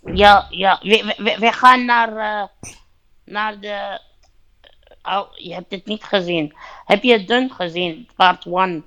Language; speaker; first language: Dutch; non-native, fluent; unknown